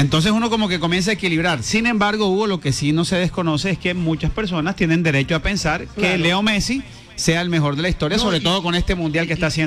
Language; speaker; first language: Spanish; native; Spanish